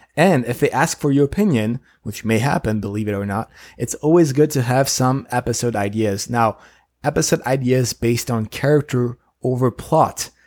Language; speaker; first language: English; non-native, fluent; French